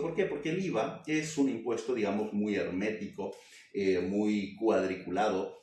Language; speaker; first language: Spanish; native; Spanish